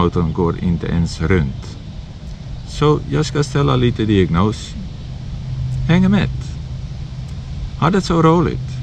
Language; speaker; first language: Swedish; non-native, fluent; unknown